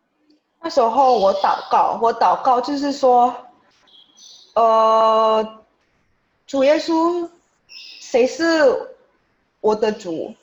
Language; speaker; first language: Chinese; non-native, fluent; Indonesian